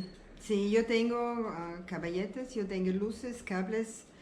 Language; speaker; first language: Spanish; non-native, learner; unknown